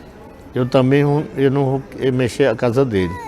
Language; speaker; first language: Portuguese; non-native, local second language; Yanomámi